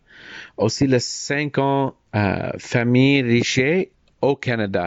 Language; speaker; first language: French; non-native, learner; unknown